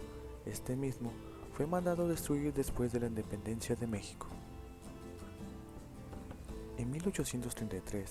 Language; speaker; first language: Spanish; native; Spanish